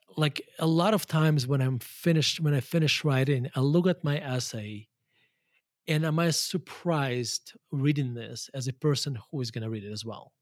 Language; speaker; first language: English; non-native, fluent; Russian